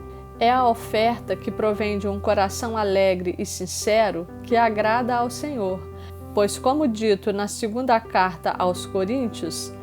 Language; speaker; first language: Portuguese; native; Portuguese